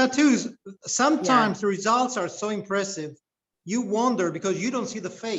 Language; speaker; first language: English; non-native, fluent; Italian